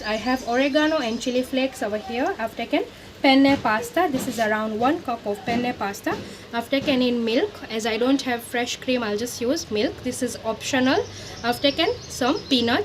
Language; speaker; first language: English; non-native, local second language; Gujarati